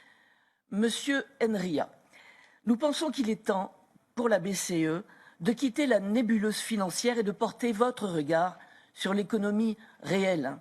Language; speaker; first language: French; native; French